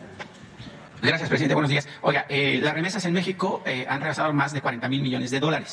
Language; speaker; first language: Spanish; native; Spanish